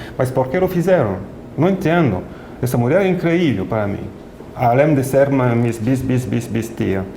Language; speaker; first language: Portuguese; non-native, fluent; French